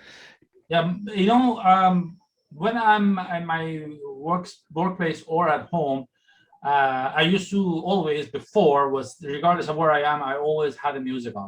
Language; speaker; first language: English; non-native, fluent; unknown